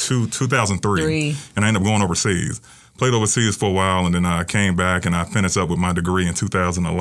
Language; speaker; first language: English; native; English